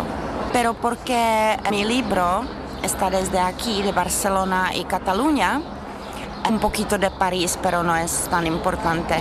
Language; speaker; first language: Spanish; non-native, learner; Czech